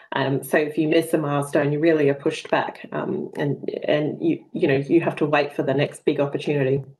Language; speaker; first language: English; native; English